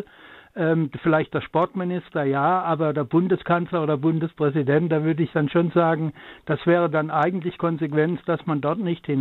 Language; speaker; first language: German; native; German